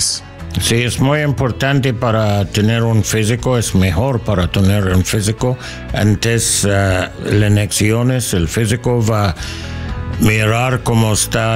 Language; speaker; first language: Spanish; non-native, learner; English